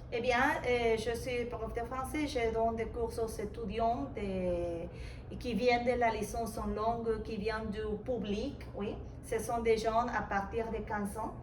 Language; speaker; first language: French; non-native, fluent; Spanish